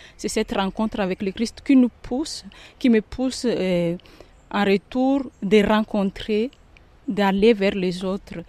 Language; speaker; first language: French; non-native, local second language; Malagasy